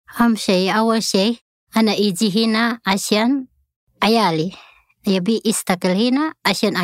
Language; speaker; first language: Arabic; non-native, learner; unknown